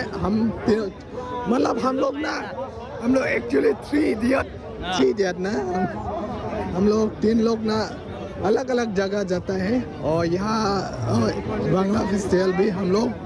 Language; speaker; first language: Hindi; non-native, local second language; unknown